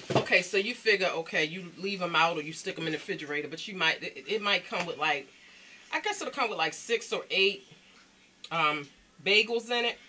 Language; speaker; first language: English; native; English